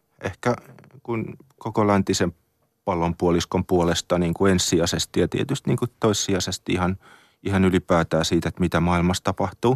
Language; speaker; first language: Finnish; native; Finnish